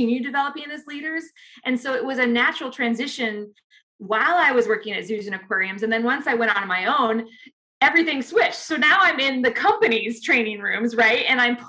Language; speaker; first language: English; native; English